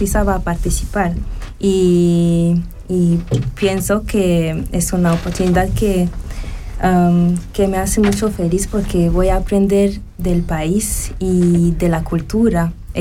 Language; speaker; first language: Spanish; non-native, fluent; French